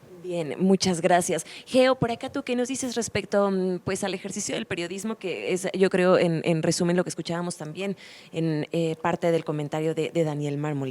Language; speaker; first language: Spanish; native; Spanish